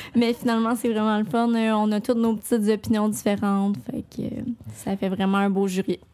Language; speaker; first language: French; native; French